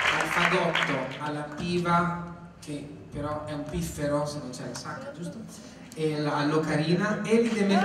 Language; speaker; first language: Italian; native; Italian